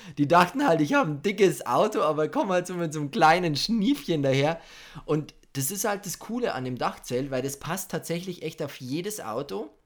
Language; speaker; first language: German; native; German